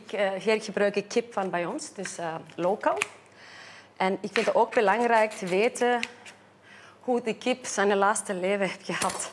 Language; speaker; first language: Dutch; non-native, fluent; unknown